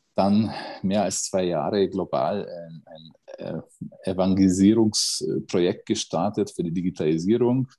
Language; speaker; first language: German; non-native, fluent; Hungarian